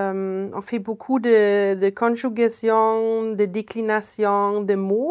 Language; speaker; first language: French; non-native, fluent; German